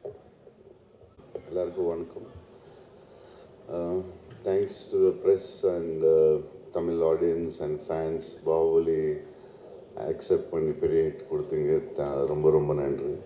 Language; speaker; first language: Tamil; non-native, learner; Telugu